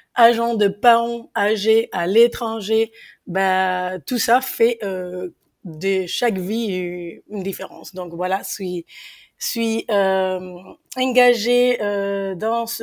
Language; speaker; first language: French; non-native, fluent; Spanish